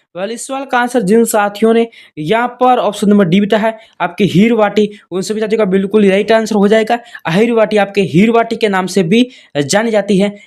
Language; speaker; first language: Hindi; native; Hindi